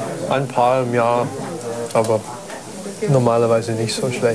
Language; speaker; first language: German; non-native, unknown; English